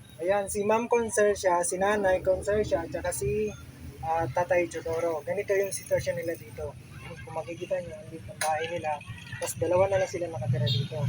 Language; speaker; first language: Filipino; native; Filipino